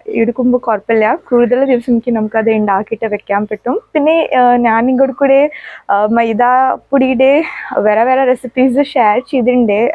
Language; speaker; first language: Malayalam; non-native, local second language; Hindi